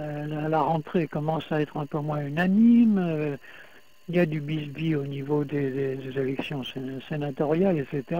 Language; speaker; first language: French; native; French